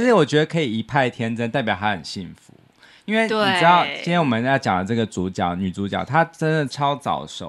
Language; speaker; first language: Chinese; native; Chinese